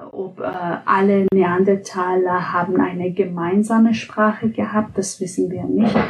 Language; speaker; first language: German; non-native, fluent; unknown